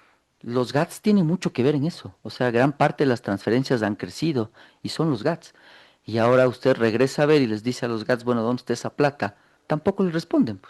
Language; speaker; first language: Spanish; native; Spanish